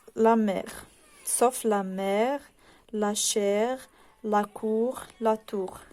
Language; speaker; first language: French; non-native, local second language; Arabic